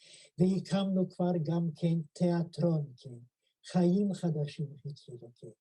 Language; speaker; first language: Hebrew; non-native, fluent; Yiddish